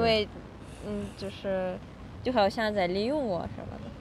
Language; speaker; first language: Chinese; non-native, fluent; Russian